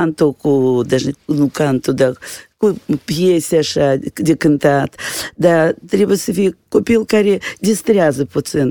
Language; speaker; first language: Romanian; non-native, local second language; Russian